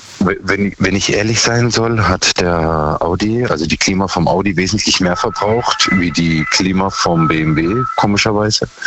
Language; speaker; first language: German; native; German